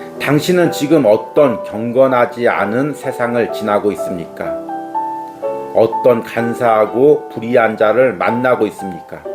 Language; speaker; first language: Korean; native; Korean